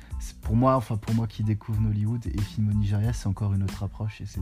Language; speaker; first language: French; native; French